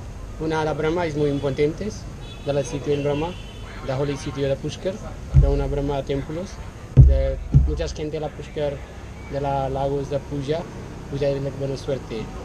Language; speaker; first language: Spanish; non-native, learner; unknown